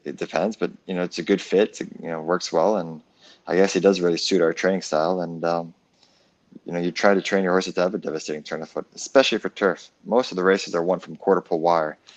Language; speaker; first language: English; native; English